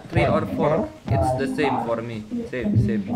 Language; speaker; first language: English; non-native, learner; Indonesian